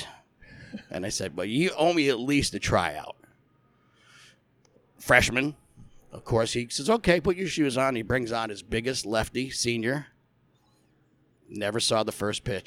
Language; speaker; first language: English; native; English